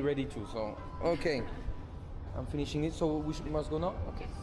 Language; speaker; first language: English; non-native, learner; French